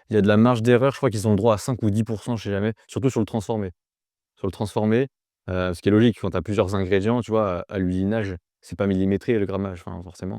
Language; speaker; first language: French; native; French